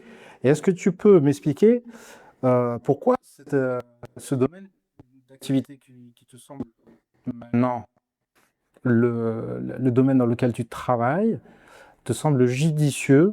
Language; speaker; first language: French; native; French